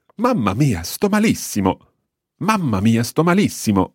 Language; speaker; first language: Italian; non-native, fluent; English